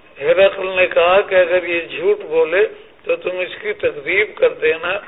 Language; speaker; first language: Urdu; native; Urdu